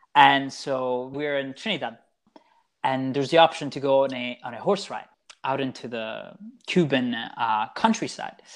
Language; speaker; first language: English; early bilingual, other home language; Italian